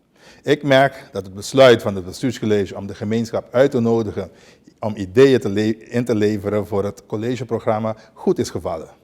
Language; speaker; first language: Dutch; non-native, local second language; Papiamento